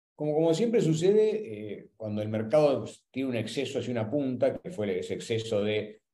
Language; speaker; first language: Spanish; native; Spanish